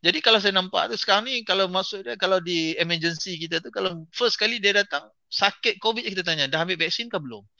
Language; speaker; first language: Malay; native; Malay